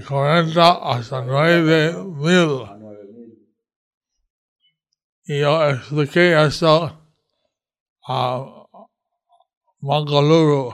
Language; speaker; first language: Spanish; non-native, learner; English